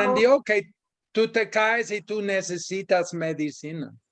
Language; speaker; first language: Spanish; non-native, fluent; English